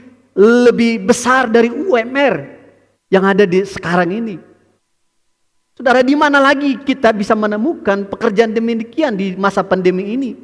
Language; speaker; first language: Indonesian; native; Indonesian